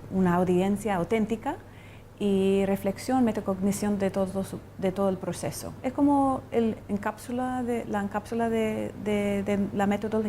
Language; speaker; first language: Spanish; non-native, fluent; English